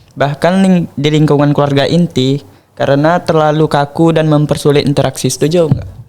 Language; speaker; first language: Indonesian; native; Indonesian